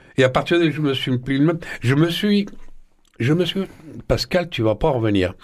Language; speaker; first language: French; early bilingual, other home language; Arabic